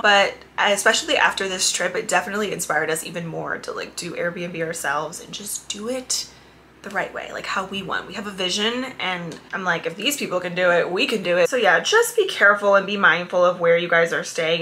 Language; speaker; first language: English; native; English